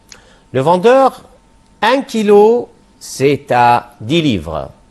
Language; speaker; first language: French; non-native, fluent; Arabic